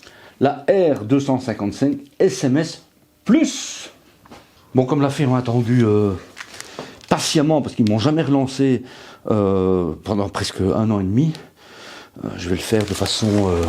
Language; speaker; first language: French; native; French